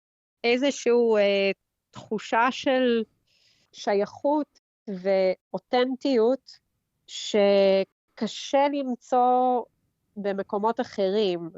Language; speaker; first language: Hebrew; early bilingual, heritage; Hebrew